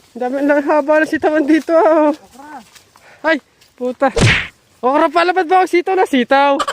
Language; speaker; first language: Filipino; native; Filipino